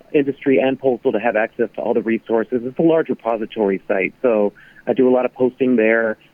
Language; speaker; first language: English; native; English